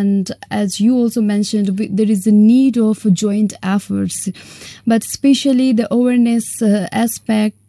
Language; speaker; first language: English; non-native, local second language; Nepali